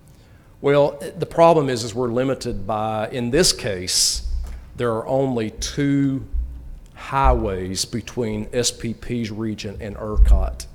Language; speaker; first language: English; native; English